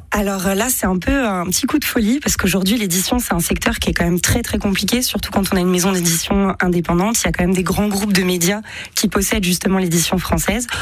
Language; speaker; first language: French; native; French